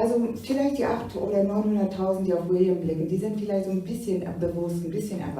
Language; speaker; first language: German; native; German